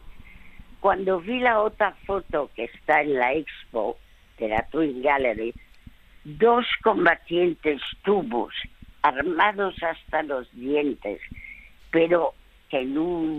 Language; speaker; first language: Spanish; early bilingual, other home language; French